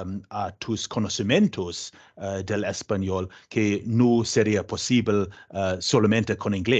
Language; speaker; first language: Spanish; non-native, learner; English